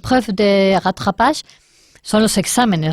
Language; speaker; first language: French; non-native, learner; Spanish